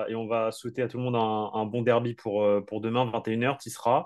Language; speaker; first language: French; native; French